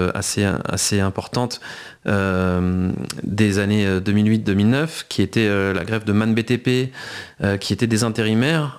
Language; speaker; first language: French; native; French